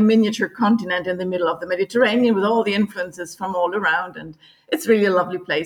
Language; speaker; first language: English; non-native, fluent; German